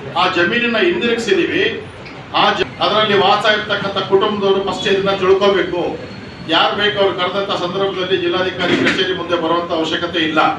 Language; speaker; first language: Kannada; native; Kannada